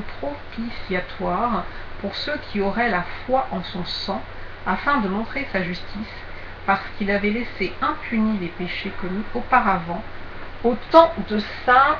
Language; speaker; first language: French; native; French